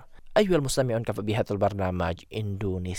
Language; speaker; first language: Arabic; non-native, fluent; Indonesian